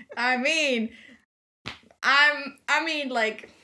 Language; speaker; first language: English; non-native, fluent; German